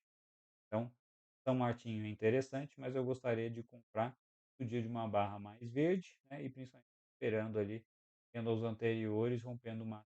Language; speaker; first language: Portuguese; native; Portuguese